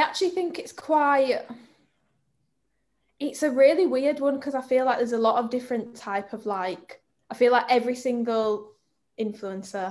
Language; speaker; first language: English; native; English